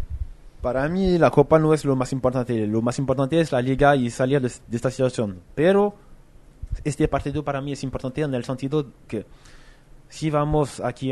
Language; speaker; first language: Spanish; non-native, fluent; French